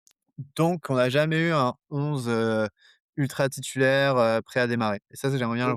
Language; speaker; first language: French; native; French